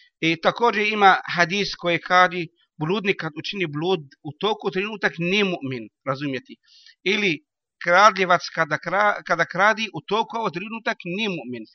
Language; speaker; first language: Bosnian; non-native, learner; Arabic